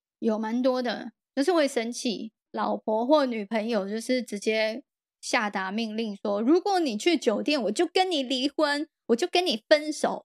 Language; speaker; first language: Chinese; native; Chinese